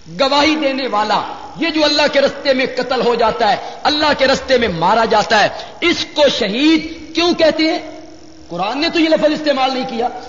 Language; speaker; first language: Urdu; non-native, local second language; Punjabi